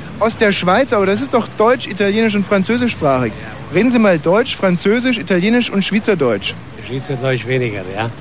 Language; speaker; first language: German; native; German